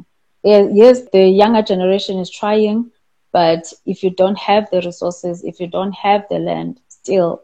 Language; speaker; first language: English; non-native, local second language; Xhosa